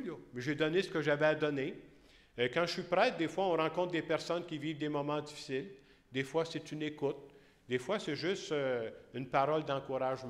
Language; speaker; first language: French; native; French